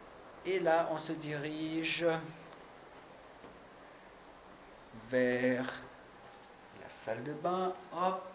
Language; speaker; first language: French; native; French